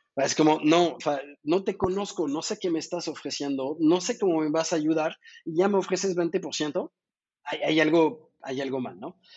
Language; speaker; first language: Spanish; non-native, fluent; French